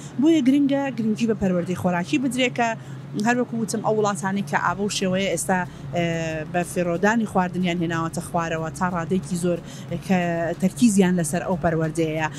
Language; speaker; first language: Central Kurdish; native; Central Kurdish